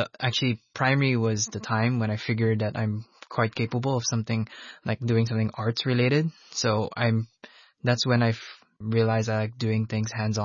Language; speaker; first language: English; non-native, local second language; Filipino